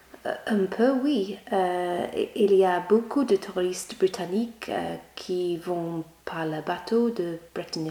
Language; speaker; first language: French; non-native, learner; English